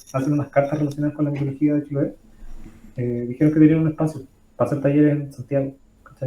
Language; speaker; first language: Spanish; native; Spanish